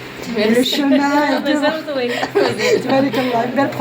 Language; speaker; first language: French; non-native, local second language; Arabic